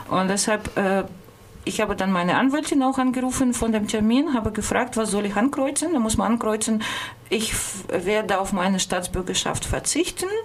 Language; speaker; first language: German; non-native, fluent; Russian